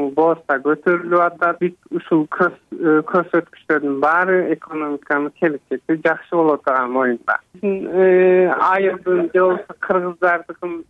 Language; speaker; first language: Kyrgyz; early bilingual, heritage; Kyrgyz